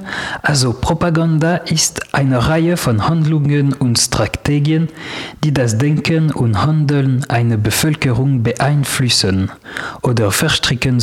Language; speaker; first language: German; non-native, learner; French